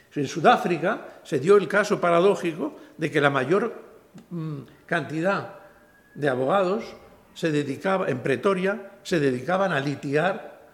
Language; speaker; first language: Spanish; native; Spanish